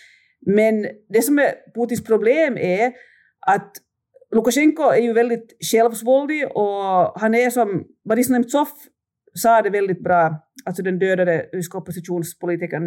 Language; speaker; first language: Swedish; native; Swedish